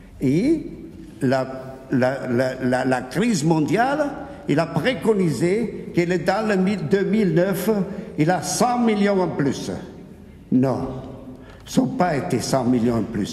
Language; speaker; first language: French; non-native, fluent; Italian